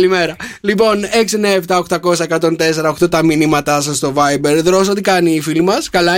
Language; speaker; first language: Greek; native; Greek